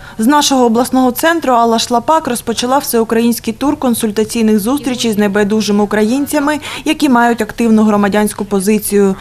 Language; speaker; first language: Ukrainian; native; Ukrainian